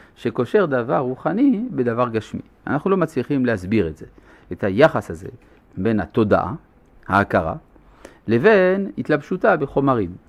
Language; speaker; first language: Hebrew; non-native, fluent; French